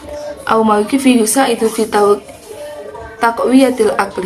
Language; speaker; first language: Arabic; non-native, learner; Indonesian